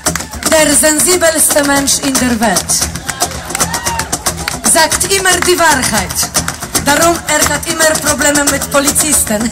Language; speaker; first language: German; non-native, learner; Polish